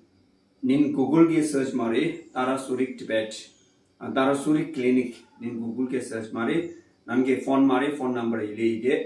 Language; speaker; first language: Kannada; non-native, learner; Tibetan